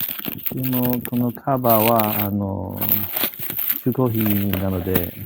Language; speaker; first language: Japanese; non-native, learner; Chinese